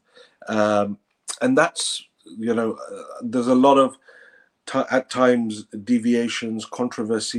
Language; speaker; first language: English; native; English